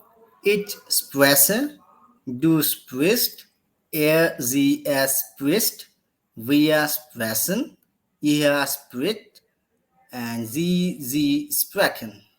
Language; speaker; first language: German; non-native, learner; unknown